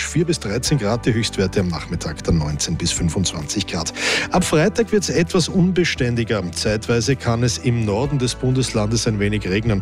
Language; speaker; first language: German; native; German